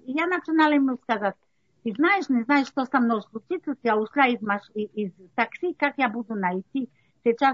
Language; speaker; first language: Russian; early bilingual, heritage; Russian